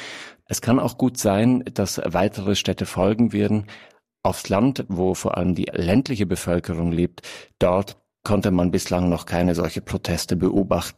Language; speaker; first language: German; native; German